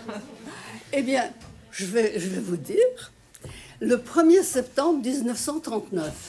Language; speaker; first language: French; non-native, fluent; Polish